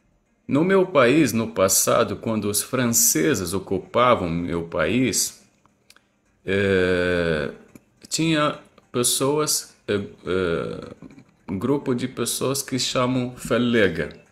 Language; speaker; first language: Portuguese; non-native, fluent; Arabic